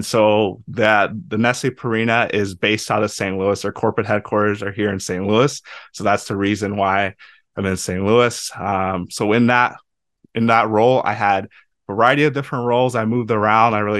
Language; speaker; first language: English; native; English